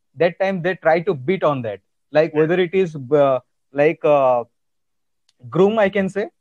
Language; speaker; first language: English; non-native, local second language; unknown